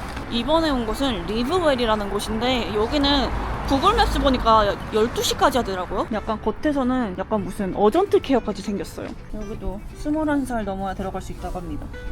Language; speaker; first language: Korean; early bilingual, heritage; Korean